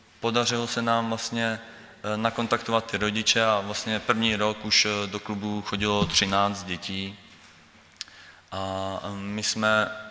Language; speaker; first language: Czech; native; Czech